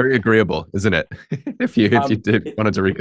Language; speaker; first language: English; native; English